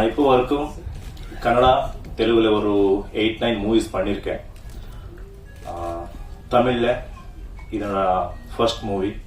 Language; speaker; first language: Tamil; non-native, fluent; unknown